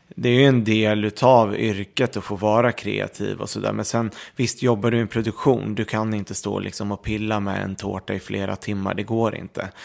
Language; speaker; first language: Swedish; early bilingual, other home language; Arabic